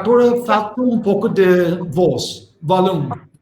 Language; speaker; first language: Spanish; non-native, learner; English